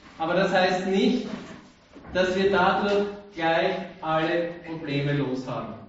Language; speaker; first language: German; native; German